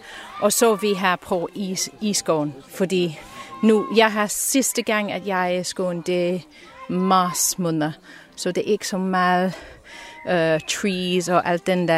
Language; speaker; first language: Danish; non-native, learner; English